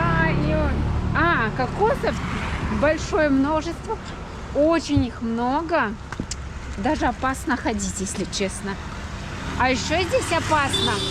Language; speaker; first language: Russian; native; Russian